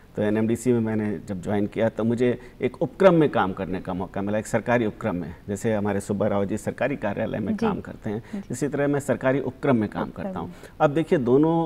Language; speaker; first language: Hindi; native; Hindi